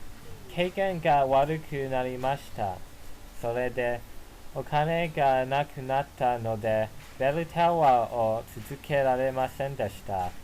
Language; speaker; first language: Japanese; non-native, learner; English